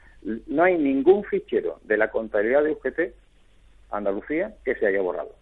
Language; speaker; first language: Spanish; native; Spanish